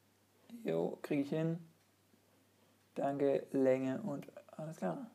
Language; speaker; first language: German; native; German